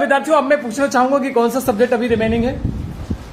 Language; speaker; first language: Hindi; native; Hindi